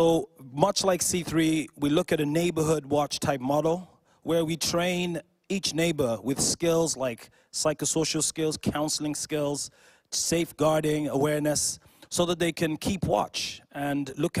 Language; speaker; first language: English; non-native, local second language; Ganda